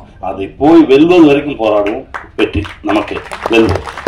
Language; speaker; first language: Tamil; native; Tamil